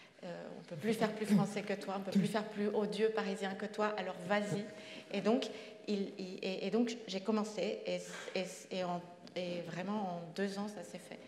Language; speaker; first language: French; non-native, fluent; Spanish